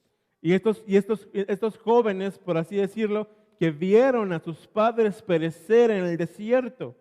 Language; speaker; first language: Spanish; native; Spanish